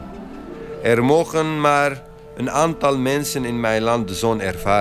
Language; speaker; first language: Dutch; non-native, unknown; Kurdish